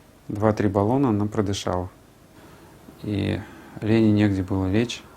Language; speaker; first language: Russian; native; Russian